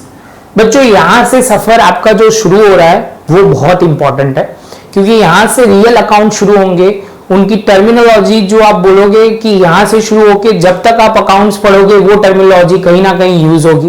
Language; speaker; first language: Hindi; non-native, local second language; Gujarati